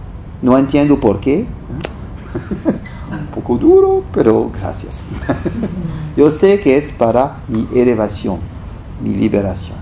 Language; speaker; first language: Spanish; non-native, fluent; French